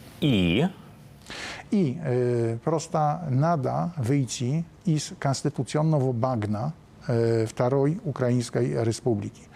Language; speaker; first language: Polish; non-native, learner; Russian